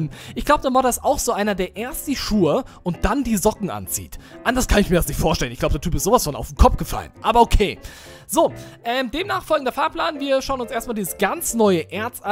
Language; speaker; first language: German; native; German